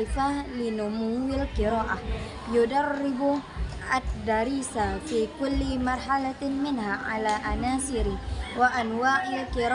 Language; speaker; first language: Arabic; non-native, learner; Indonesian